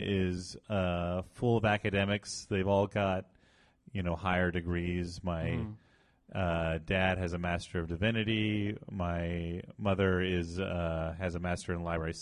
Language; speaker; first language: English; native; English